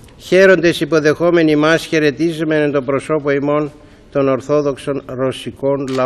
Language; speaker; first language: Greek; native; Greek